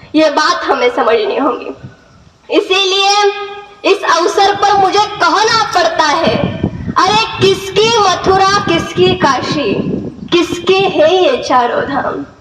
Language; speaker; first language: Hindi; non-native, local second language; Marathi